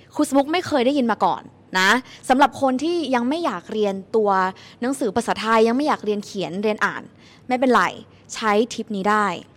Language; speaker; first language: Thai; native; Thai